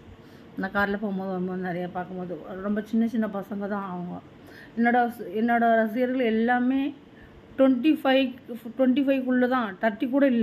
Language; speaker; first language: Tamil; non-native, learner; Malayalam